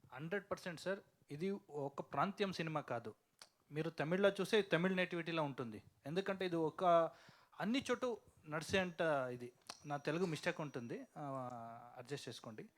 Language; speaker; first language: Telugu; non-native, learner; Kannada